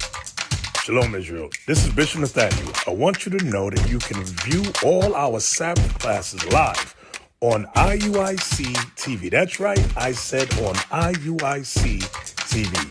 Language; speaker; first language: English; native; English